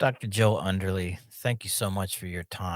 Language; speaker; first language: English; native; English